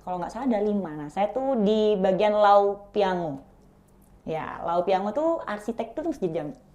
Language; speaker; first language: Indonesian; non-native, local second language; Madurese